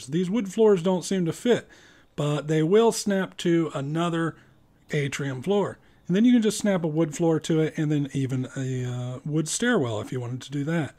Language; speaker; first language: English; native; English